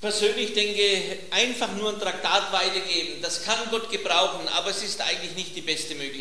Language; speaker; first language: German; native; German